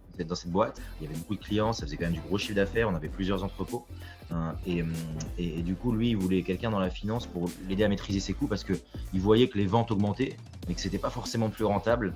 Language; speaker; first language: French; native; French